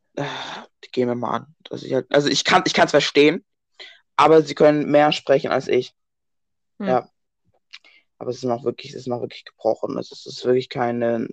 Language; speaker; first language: German; early bilingual, other home language; English